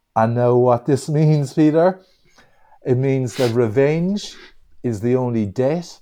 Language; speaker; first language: English; native; English